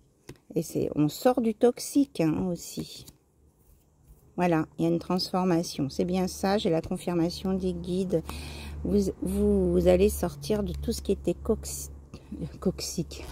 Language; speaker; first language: French; native; French